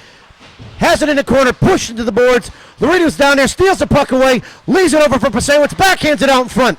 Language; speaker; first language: English; native; English